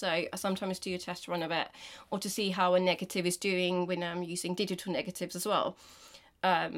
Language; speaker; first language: English; non-native, fluent; Danish